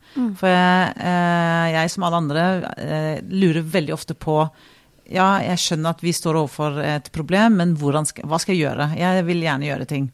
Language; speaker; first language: Norwegian; native; Norwegian